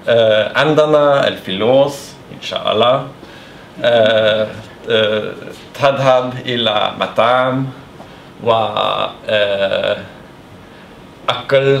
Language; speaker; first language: Arabic; non-native, learner; Norwegian